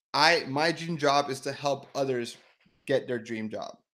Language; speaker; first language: English; early bilingual, other home language; Spanish